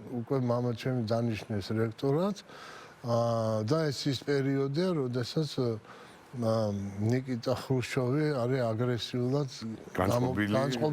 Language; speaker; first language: Georgian; native; Georgian